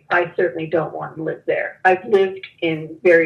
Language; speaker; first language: English; native; English